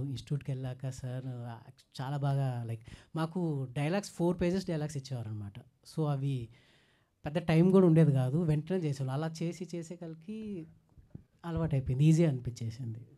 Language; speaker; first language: Telugu; native; Telugu